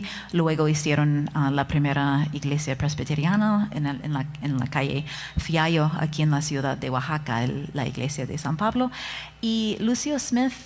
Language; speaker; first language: Spanish; non-native, fluent; English